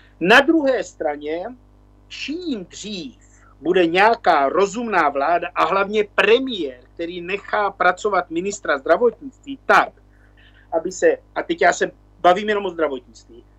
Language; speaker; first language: Czech; native; Czech